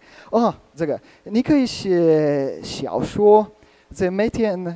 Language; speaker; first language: Chinese; non-native, learner; Hungarian